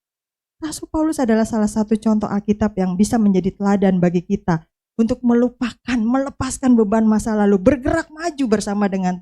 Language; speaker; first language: Indonesian; native; Indonesian